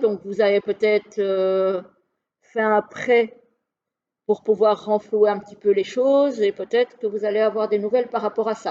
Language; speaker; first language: French; native; French